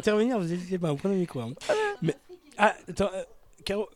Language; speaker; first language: French; native; French